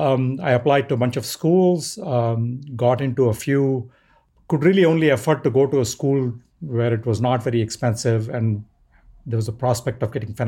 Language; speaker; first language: English; non-native, local second language; Telugu